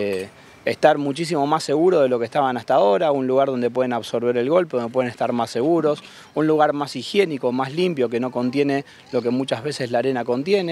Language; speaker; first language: Spanish; native; Spanish